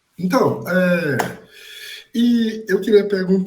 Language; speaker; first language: Portuguese; non-native, fluent; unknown